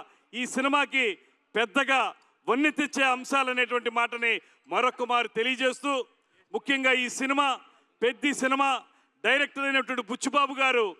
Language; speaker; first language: Telugu; native; Telugu